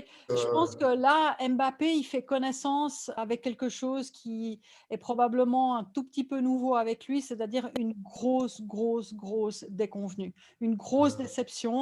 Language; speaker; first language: French; native; French